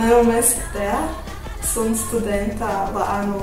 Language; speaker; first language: Romanian; non-native, learner; Croatian